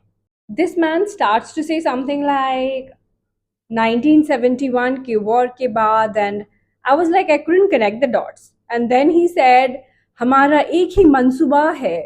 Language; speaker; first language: English; non-native, local second language; Hindi